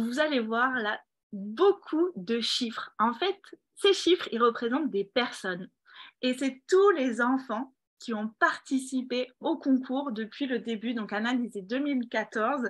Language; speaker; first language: French; native; French